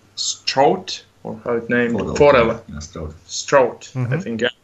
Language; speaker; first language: English; non-native, learner; Latvian